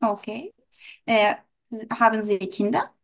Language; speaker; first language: German; non-native, learner; Turkish